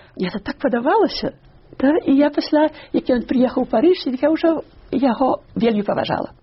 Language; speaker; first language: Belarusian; early bilingual, heritage; Belarusian